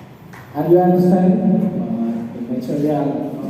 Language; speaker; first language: English; non-native, learner; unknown